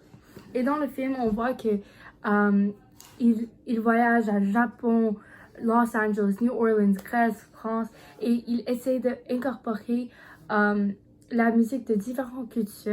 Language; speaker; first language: French; non-native, learner; English